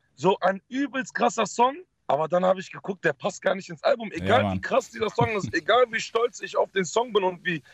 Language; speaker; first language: German; early bilingual, other home language; Dutch